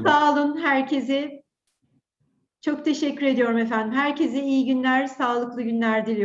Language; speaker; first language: Turkish; native; Turkish